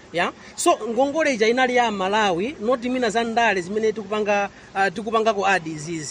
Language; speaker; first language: Nyanja; non-native, local second language; Tumbuka